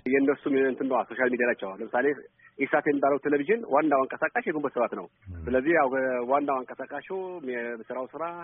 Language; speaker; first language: Amharic; non-native, local second language; Tigrinya